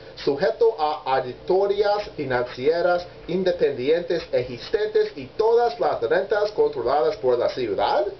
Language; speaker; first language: Spanish; non-native, learner; English